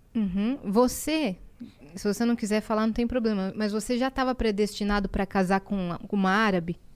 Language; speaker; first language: Portuguese; native; Portuguese